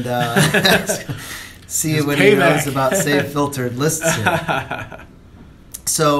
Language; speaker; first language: English; native; English